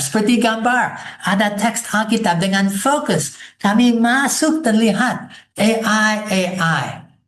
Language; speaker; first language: Indonesian; non-native, fluent; English